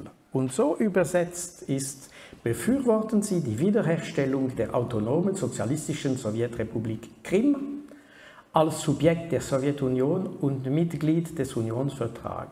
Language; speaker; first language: German; non-native, fluent; French